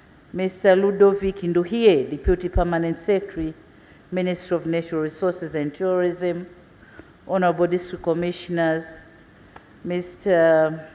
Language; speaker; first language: English; non-native, local second language; Swahili